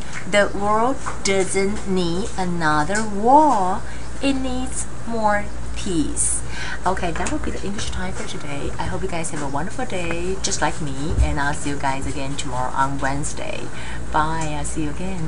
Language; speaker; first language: English; non-native, fluent; Chinese